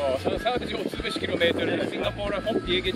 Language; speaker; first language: Turkish; non-native, fluent; Japanese